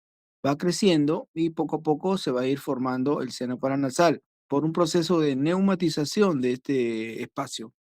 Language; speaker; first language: Spanish; native; Spanish